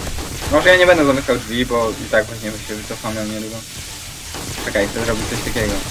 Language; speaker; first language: Polish; native; Polish